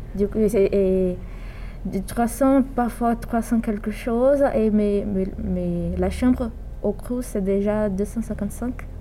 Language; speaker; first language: French; non-native, fluent; Portuguese